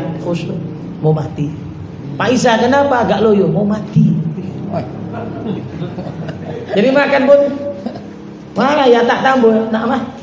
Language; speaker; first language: Indonesian; native; Indonesian